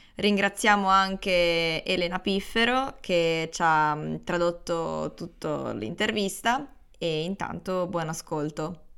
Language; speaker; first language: Italian; native; Italian